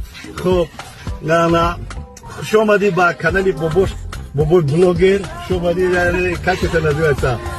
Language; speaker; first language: Russian; non-native, local second language; Tajik